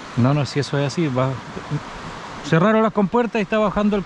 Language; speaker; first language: Spanish; native; Spanish